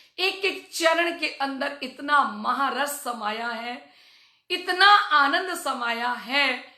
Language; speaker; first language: Hindi; native; Hindi